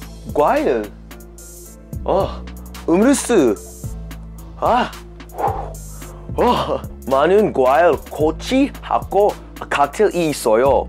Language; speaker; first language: Korean; non-native, learner; English